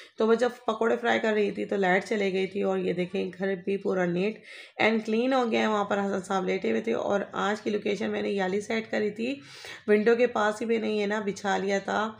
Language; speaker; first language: Urdu; native; Urdu